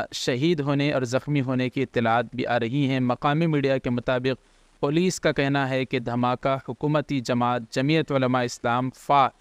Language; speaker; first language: Urdu; native; Urdu